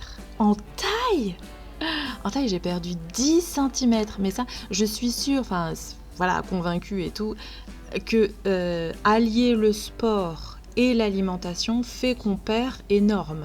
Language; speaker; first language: French; native; French